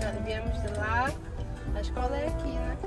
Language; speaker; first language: Portuguese; early bilingual, heritage; Portuguese